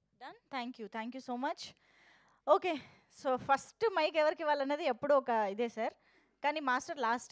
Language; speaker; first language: Telugu; native; Telugu